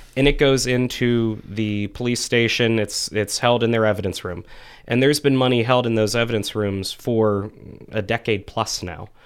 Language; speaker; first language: English; native; English